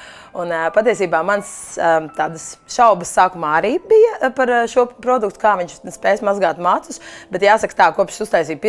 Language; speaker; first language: Latvian; native; Latvian